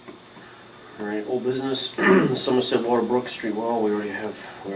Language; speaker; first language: English; native; English